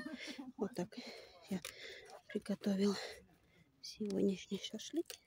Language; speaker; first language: Russian; non-native, learner; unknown